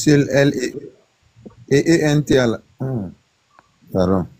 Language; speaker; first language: French; non-native, learner; Arabic